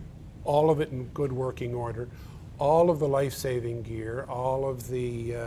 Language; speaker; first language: English; native; English